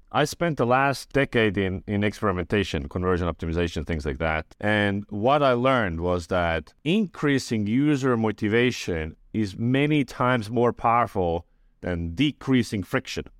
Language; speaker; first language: English; non-native, fluent; Estonian